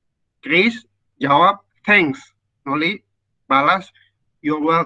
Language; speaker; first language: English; non-native, fluent; Indonesian